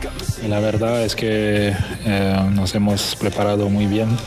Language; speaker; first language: Spanish; non-native, fluent; French